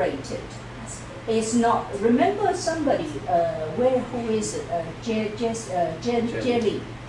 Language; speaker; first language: English; non-native, fluent; Chinese